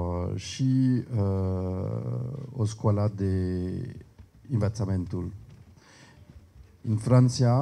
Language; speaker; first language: Romanian; non-native, learner; French